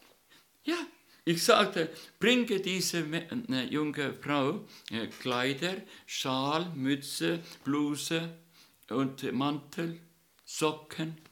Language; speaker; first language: German; non-native, learner; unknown